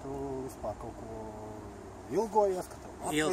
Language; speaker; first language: Latvian; native; Latvian